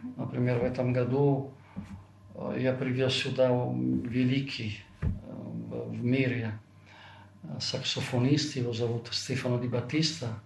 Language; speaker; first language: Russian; non-native, fluent; Italian